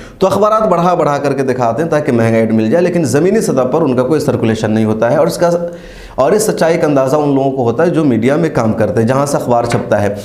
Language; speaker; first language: Urdu; native; Urdu